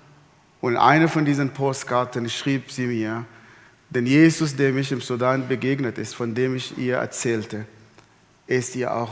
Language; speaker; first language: German; non-native, fluent; Arabic